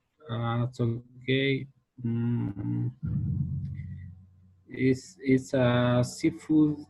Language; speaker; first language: English; non-native, learner; Spanish